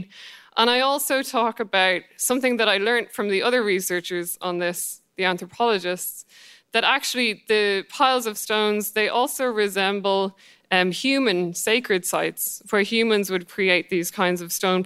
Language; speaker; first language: English; native; English